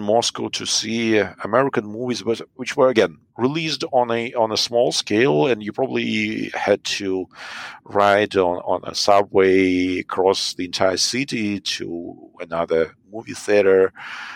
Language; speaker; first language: English; non-native, fluent; Russian